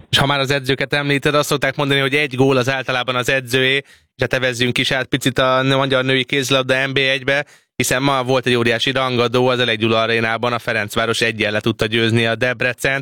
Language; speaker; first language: Hungarian; native; Hungarian